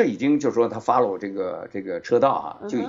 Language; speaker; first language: Chinese; native; Chinese